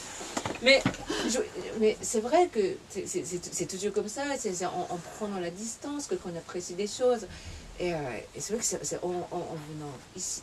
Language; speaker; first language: French; non-native, fluent; Japanese